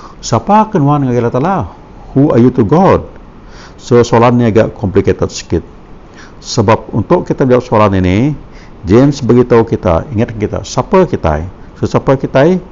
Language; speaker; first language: Malay; non-native, local second language; Iban